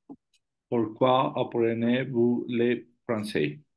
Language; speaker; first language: French; non-native, learner; Spanish